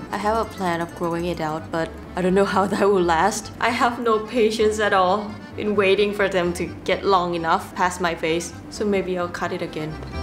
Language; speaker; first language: English; non-native, fluent; Thai